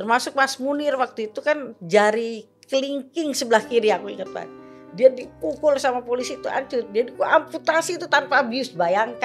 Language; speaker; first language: Indonesian; native; Indonesian